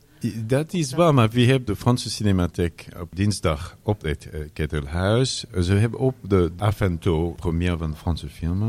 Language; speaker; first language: Dutch; non-native, learner; French